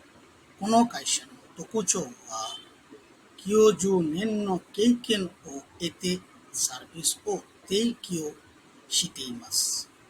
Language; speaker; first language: Japanese; non-native, learner; Bangla